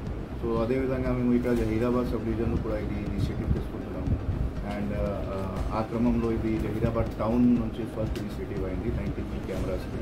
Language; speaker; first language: Telugu; non-native, local second language; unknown